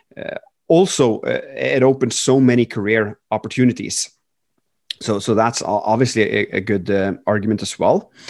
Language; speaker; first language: English; non-native, fluent; Norwegian